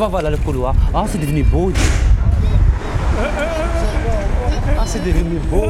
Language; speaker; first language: French; native; French